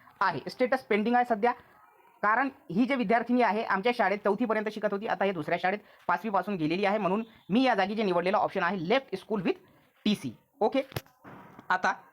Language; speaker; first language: Marathi; non-native, local second language; Urdu